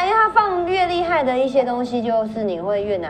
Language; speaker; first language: Chinese; native; Chinese